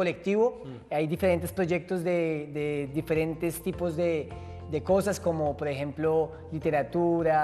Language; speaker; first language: Spanish; native; Spanish